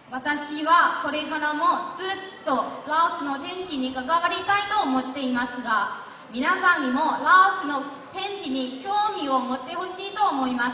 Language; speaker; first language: Japanese; non-native, learner; Lao